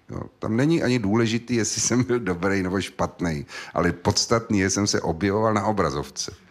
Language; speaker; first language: Czech; native; Czech